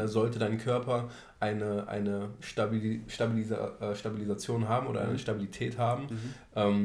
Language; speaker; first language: German; native; German